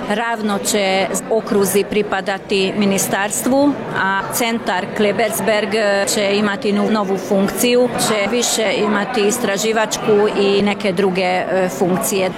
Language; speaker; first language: Croatian; early bilingual, heritage; Croatian